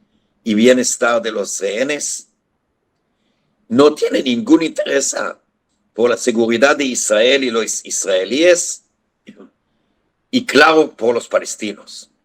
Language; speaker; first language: Spanish; non-native, fluent; Hebrew